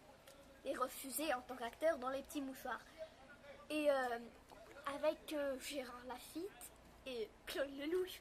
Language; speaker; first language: French; native; French